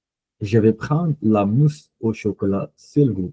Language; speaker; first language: French; non-native, fluent; Punjabi